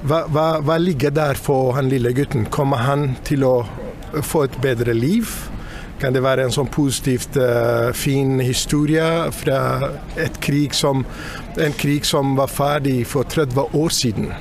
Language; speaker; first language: Norwegian; non-native, fluent; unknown